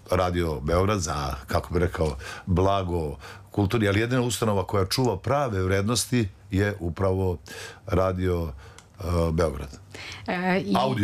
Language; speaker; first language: Serbian; native; Serbian